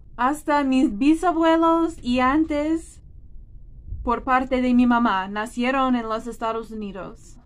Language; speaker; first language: Spanish; non-native, fluent; English